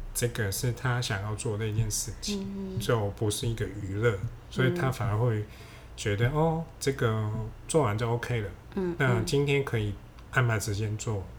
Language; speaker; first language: Chinese; non-native, fluent; Cantonese